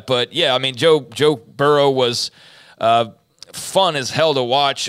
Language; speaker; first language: English; native; English